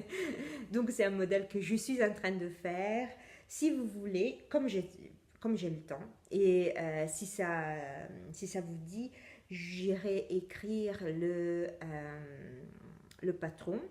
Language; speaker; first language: French; non-native, fluent; Italian